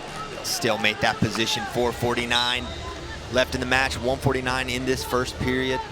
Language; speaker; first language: English; native; English